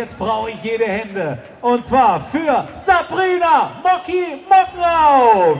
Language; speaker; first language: German; native; German